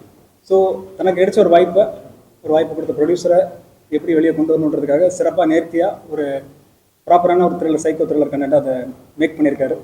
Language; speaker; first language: Tamil; native; Tamil